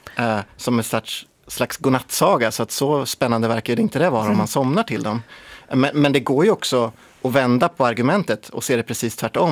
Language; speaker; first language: Swedish; native; Swedish